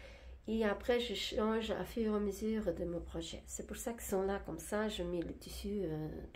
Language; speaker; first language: French; non-native, fluent; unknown